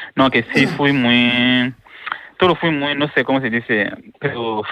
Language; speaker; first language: Spanish; non-native, learner; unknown